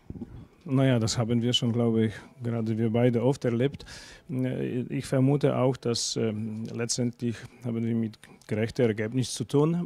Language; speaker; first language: German; non-native, fluent; Polish